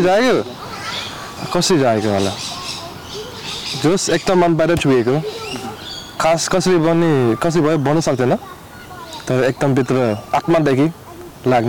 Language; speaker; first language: Nepali; non-native, learner; English